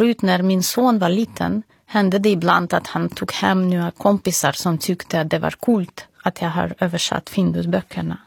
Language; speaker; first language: Swedish; non-native, fluent; Russian